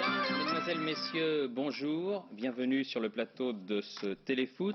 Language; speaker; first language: French; native; French